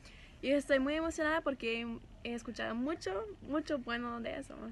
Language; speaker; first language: Spanish; non-native, fluent; German